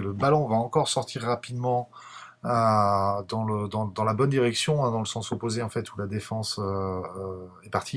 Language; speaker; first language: French; native; French